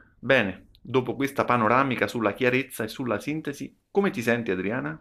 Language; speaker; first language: Italian; native; Italian